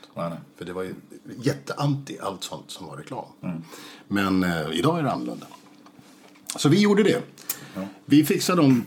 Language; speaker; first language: Swedish; native; Swedish